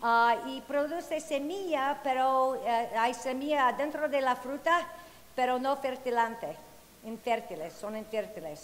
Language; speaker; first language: Spanish; non-native, fluent; English